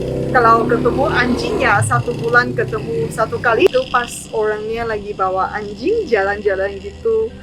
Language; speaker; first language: Indonesian; non-native, fluent; Chinese